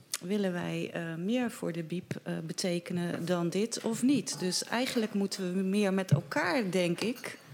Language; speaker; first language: Dutch; native; Dutch